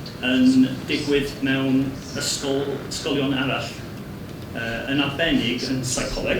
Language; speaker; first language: Welsh; non-native, learner; English